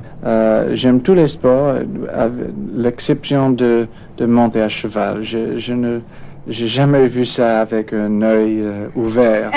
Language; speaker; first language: French; non-native, fluent; English